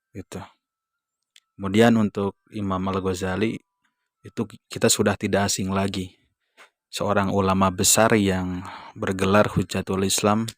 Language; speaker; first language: Indonesian; non-native, local second language; Sundanese